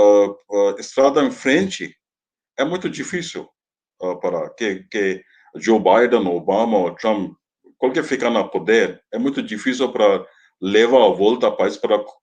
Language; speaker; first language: Portuguese; non-native, fluent; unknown